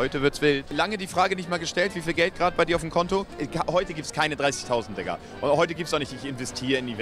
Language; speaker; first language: German; native; German